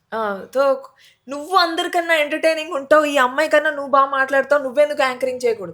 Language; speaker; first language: Telugu; native; Telugu